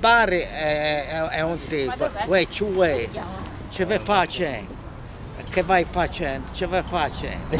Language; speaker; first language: Italian; native; Italian